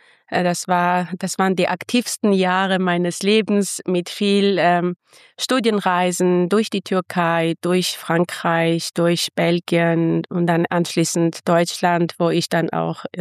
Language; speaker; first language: German; non-native, fluent; Armenian